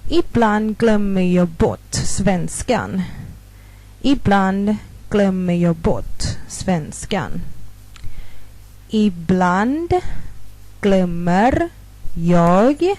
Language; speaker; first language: Swedish; non-native, fluent; Thai